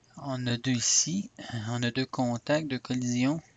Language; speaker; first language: French; native; French